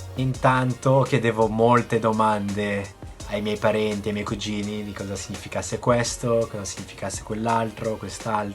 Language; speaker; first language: Italian; early bilingual, other home language; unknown